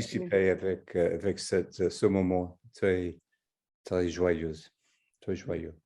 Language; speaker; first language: French; non-native, fluent; English